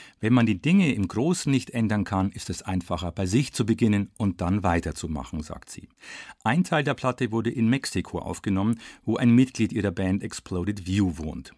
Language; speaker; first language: German; native; German